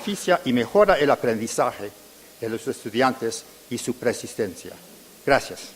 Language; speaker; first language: Spanish; early bilingual, heritage; English